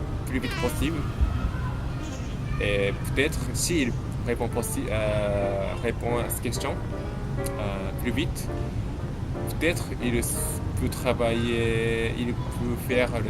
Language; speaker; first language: French; non-native, learner; Japanese